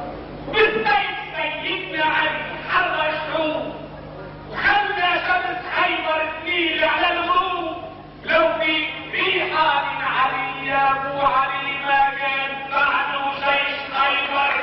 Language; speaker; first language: Arabic; native; Arabic